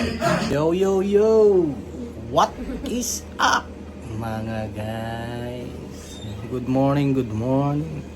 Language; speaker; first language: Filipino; native; Filipino